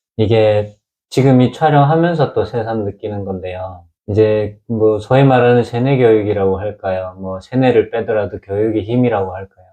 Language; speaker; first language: Korean; native; Korean